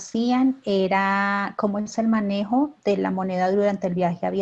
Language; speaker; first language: Spanish; native; Spanish